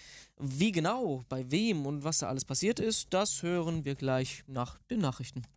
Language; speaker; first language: German; native; German